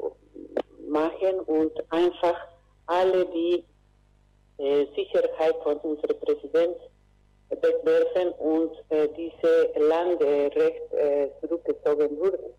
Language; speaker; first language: German; non-native, learner; Spanish